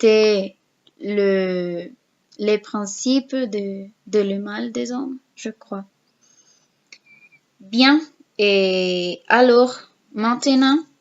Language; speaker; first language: French; non-native, learner; Spanish